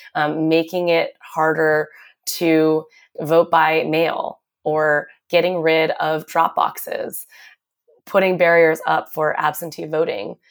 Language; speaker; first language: English; native; English